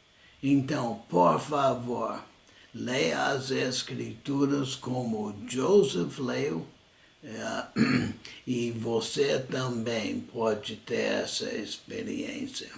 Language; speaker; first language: Portuguese; non-native, fluent; English